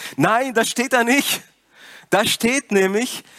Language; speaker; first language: German; non-native, fluent; Portuguese